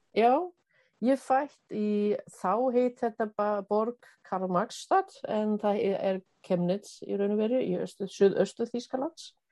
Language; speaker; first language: Icelandic; non-native, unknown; German